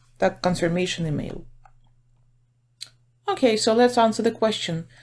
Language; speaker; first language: English; non-native, fluent; Ukrainian